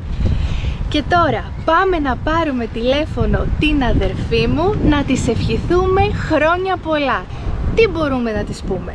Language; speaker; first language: Greek; native; Greek